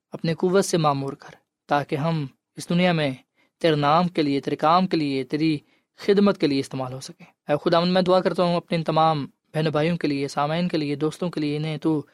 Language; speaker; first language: Urdu; non-native, local second language; Punjabi